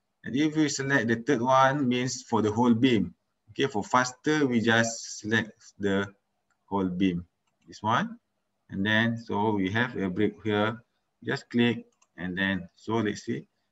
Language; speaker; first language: English; non-native, local second language; Malay